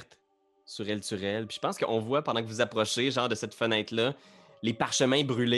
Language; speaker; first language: French; native; French